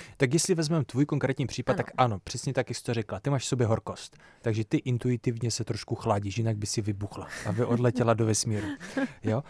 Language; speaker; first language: Czech; early bilingual, other home language; Ukrainian